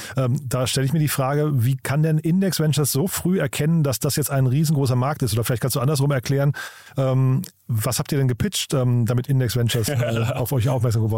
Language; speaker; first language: German; native; German